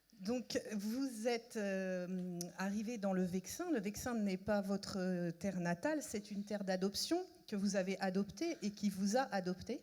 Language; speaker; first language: French; native; French